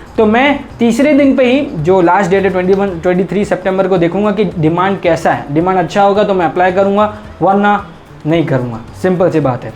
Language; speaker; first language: Hindi; native; Hindi